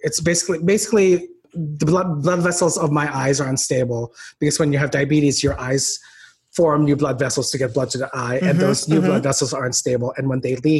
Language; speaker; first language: English; non-native, local second language; Filipino